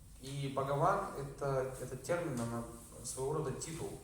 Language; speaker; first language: Russian; native; Russian